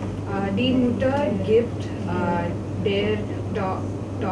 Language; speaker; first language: German; non-native, learner; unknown